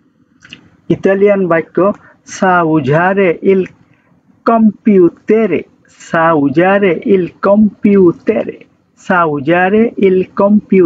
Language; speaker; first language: Italian; non-native, fluent; Bangla